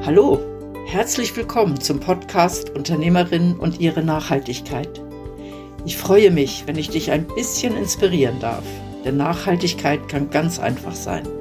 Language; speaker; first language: German; native; German